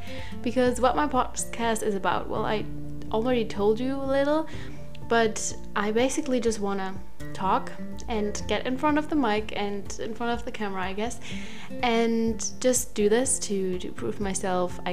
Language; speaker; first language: English; non-native, fluent; German